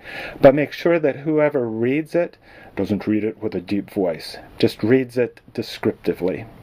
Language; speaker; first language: English; native; English